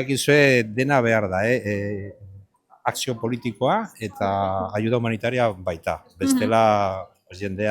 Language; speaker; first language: Basque; non-native, learner; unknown